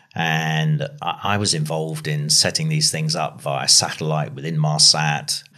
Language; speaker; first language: English; native; English